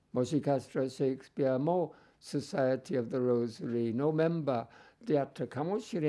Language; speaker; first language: Japanese; non-native, fluent; English